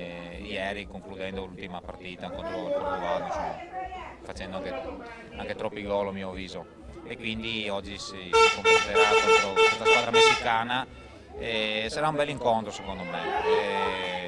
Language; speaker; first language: Italian; native; Italian